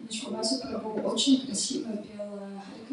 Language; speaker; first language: Russian; native; Russian